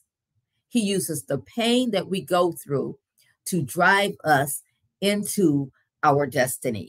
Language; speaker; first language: English; native; English